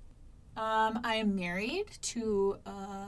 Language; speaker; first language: English; native; English